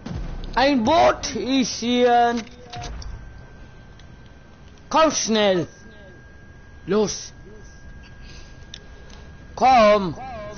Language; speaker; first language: German; non-native, learner; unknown